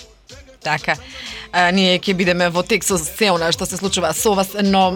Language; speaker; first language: Macedonian; native; Macedonian